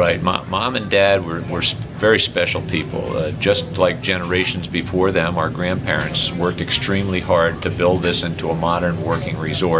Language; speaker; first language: English; native; English